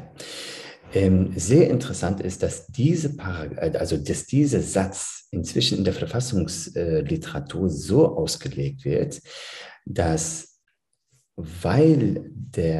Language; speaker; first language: German; early bilingual, other home language; Turkish